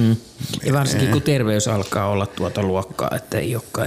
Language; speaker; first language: Finnish; native; Finnish